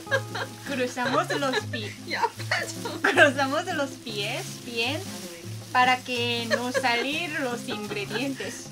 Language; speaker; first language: Spanish; non-native, fluent; Korean